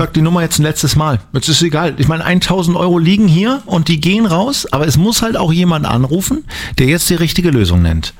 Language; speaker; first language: German; native; German